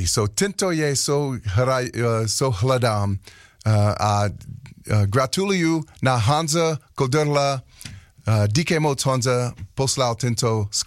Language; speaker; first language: Czech; non-native, learner; English